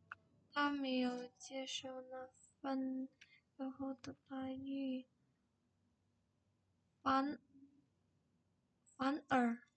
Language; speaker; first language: Chinese; non-native, learner; Indonesian